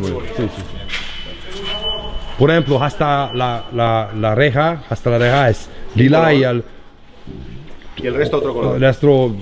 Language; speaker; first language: Spanish; non-native, learner; Hungarian